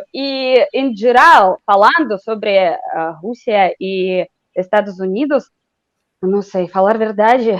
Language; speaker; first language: Portuguese; non-native, fluent; Russian